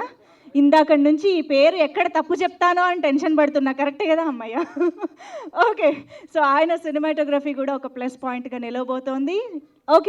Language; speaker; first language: Telugu; native; Telugu